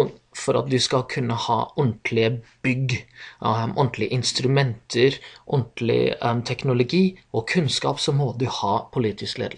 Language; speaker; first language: Norwegian; non-native, fluent; English